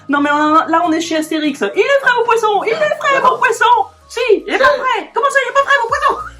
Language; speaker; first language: French; native; French